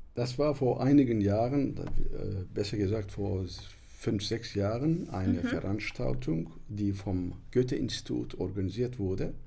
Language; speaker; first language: German; non-native, fluent; Turkish